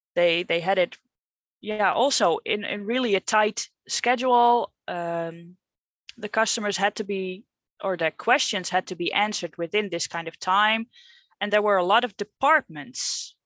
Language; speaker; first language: English; non-native, fluent; Dutch